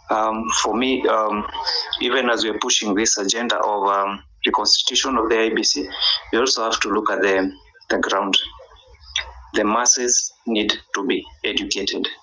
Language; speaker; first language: English; non-native, local second language; Swahili